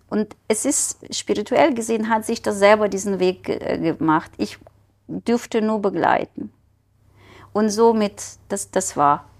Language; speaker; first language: German; non-native, fluent; Ukrainian